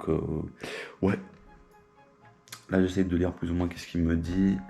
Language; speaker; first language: French; native; French